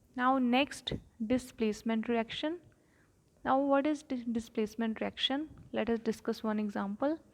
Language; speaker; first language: English; non-native, local second language; Punjabi